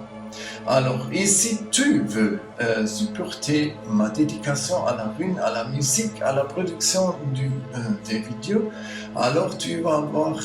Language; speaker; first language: French; non-native, learner; German